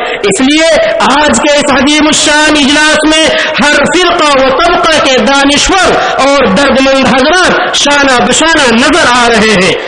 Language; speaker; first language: Urdu; native; Urdu